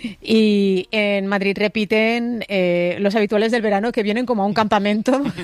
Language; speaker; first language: Spanish; native; Spanish